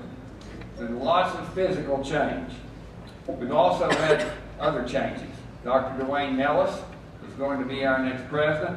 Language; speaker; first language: English; native; English